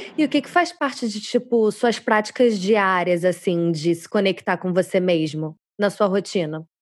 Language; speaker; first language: Portuguese; native; Portuguese